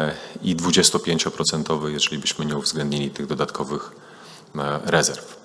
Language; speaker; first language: Polish; native; Polish